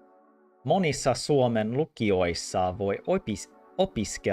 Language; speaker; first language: Finnish; non-native, learner; English